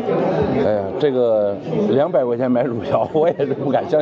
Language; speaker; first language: Chinese; native; Chinese